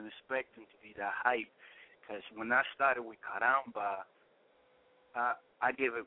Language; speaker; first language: English; non-native, fluent; Spanish